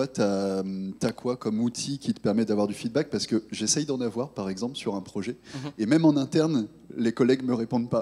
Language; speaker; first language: French; native; French